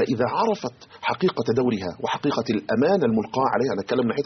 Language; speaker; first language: Arabic; native; Arabic